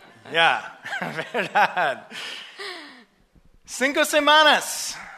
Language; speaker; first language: Spanish; non-native, learner; English